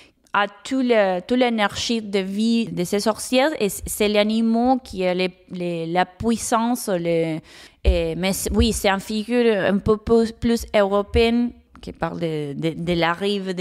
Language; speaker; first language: French; non-native, fluent; Spanish